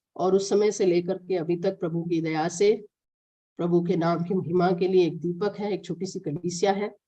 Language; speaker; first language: Hindi; non-native, local second language; Malayalam